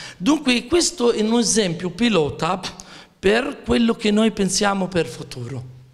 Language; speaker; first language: Italian; non-native, fluent; Arabic